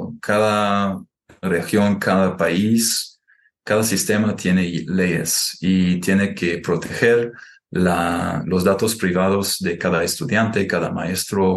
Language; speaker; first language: Spanish; non-native, fluent; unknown